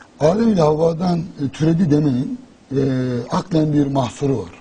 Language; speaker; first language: Turkish; native; Turkish